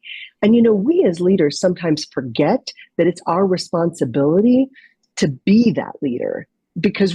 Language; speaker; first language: English; native; English